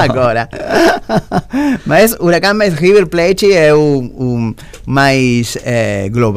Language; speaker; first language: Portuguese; non-native, learner; Spanish